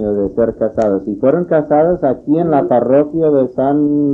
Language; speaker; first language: Spanish; non-native, fluent; English